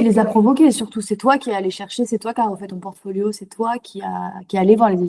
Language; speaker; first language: French; native; French